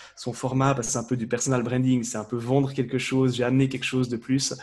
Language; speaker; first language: French; native; French